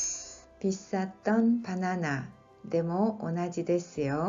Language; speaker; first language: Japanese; non-native, fluent; Korean